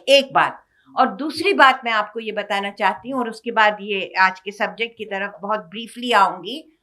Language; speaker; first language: Urdu; native; Urdu